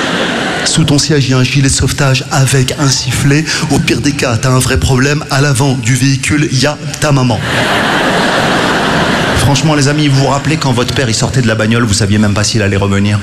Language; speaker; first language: French; native; French